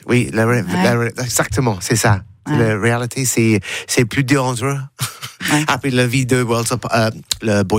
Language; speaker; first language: French; non-native, learner; English